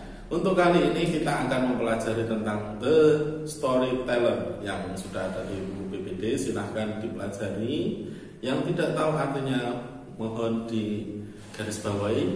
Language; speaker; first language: Indonesian; native; Indonesian